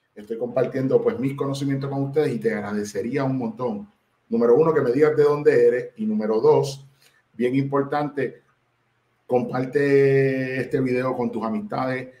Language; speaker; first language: Spanish; native; Spanish